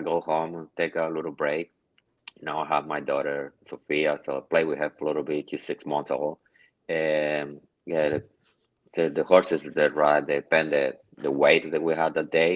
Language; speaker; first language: English; non-native, learner; Spanish